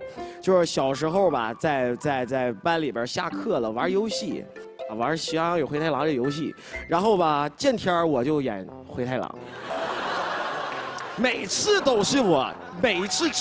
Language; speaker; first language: Chinese; early bilingual, other home language; English